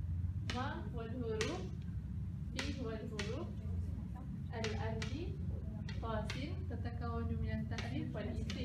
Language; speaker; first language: Arabic; non-native, learner; Malay